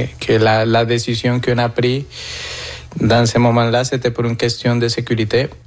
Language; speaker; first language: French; non-native, fluent; Spanish